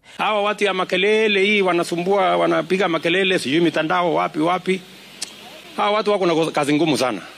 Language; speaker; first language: Swahili; non-native, local second language; Kalenjin